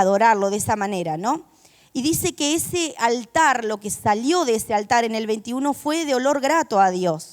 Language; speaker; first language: Spanish; native; Spanish